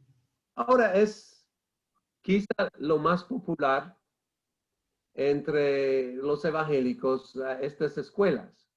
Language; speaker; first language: Spanish; non-native, fluent; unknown